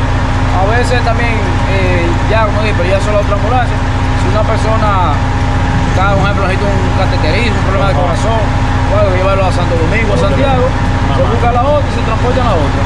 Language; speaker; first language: Spanish; native; Spanish